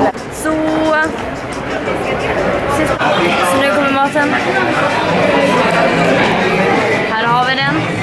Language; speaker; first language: Swedish; native; Swedish